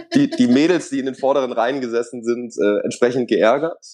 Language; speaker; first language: German; native; German